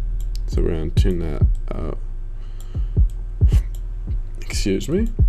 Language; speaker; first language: English; native; English